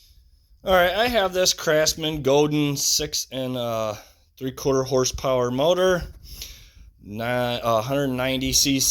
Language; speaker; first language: English; native; English